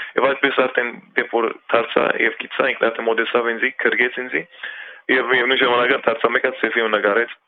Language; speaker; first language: Armenian; early bilingual, heritage; Armenian